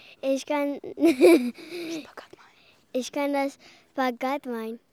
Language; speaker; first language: German; early bilingual, other home language; Romanian